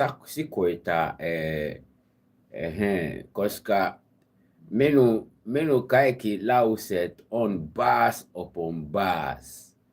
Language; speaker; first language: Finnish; non-native, learner; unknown